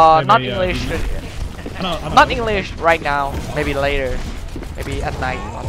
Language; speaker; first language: English; non-native, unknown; Thai